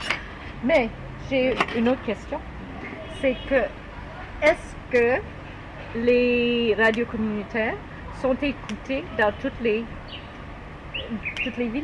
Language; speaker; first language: French; non-native, learner; English